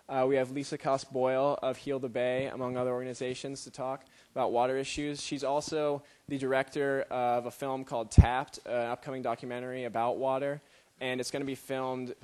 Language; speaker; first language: English; native; English